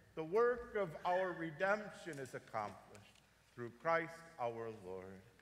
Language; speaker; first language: English; native; English